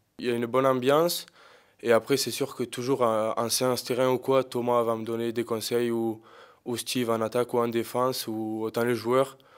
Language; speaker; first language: French; native; French